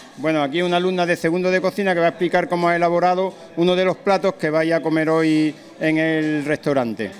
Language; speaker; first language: Spanish; native; Spanish